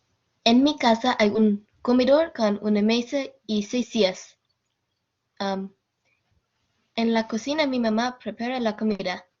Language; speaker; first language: Spanish; non-native, learner; English